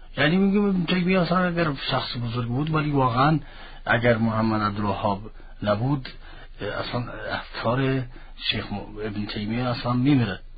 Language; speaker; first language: Persian; non-native, fluent; Arabic